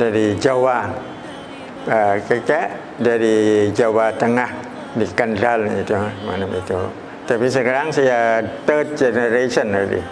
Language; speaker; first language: Indonesian; early bilingual, heritage; Thai